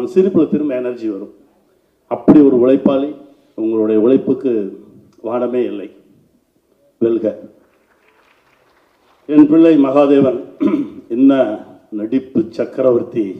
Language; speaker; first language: Tamil; native; Tamil